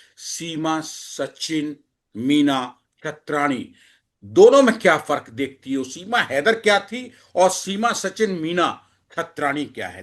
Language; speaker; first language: Hindi; native; Hindi